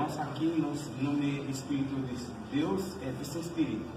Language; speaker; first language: Portuguese; non-native, learner; Haitian Creole